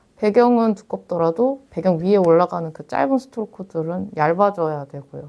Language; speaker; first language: Korean; native; Korean